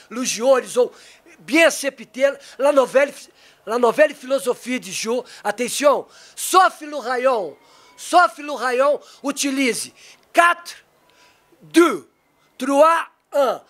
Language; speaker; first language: French; non-native, learner; Portuguese